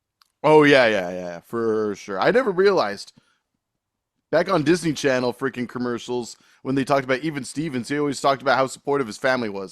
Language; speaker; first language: English; native; English